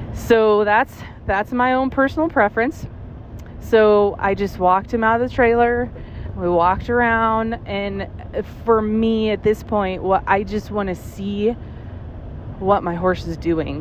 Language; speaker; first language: English; native; English